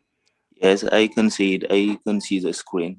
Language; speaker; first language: English; non-native, fluent; French